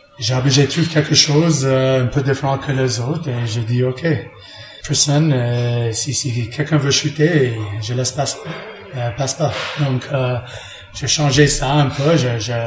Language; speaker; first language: French; non-native, learner; English